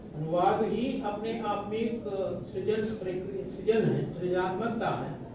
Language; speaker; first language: Hindi; non-native, local second language; Malayalam